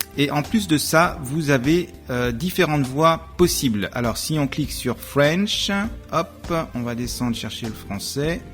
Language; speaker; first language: French; native; French